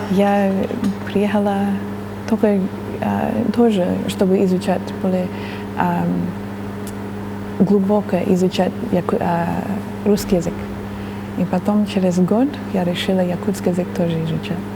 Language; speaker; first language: Russian; non-native, fluent; English